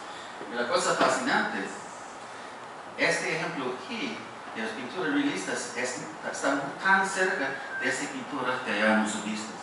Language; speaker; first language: Spanish; non-native, fluent; English